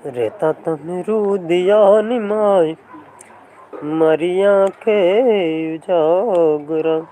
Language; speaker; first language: Hindi; non-native, local second language; Gujarati